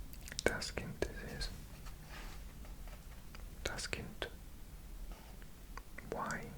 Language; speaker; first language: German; non-native, learner; English